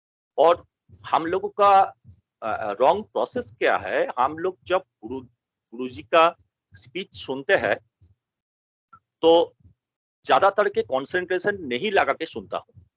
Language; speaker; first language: Hindi; non-native, local second language; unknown